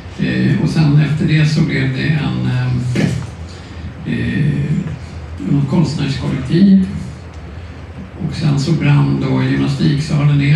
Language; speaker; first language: Swedish; native; Swedish